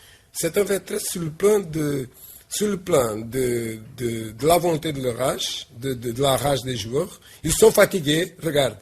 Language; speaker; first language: French; non-native, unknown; Portuguese